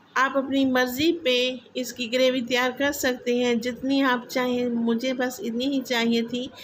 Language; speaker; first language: Urdu; non-native, local second language; Saraiki